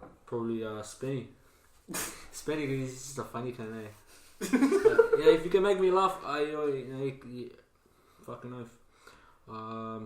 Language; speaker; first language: English; native; English